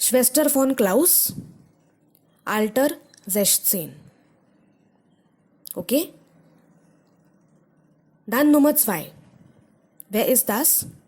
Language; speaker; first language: German; non-native, fluent; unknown